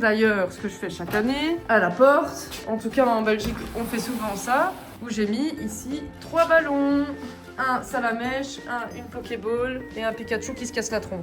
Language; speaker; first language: French; native; French